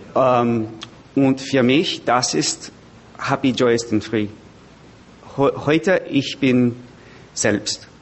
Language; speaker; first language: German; non-native, learner; English